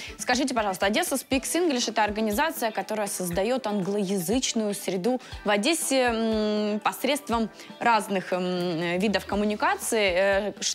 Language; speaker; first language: Russian; native; Russian